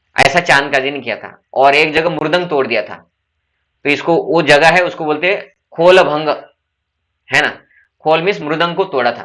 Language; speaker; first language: Hindi; non-native, local second language; Marathi